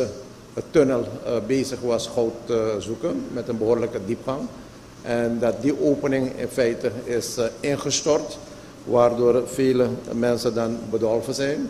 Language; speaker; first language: Dutch; native; Dutch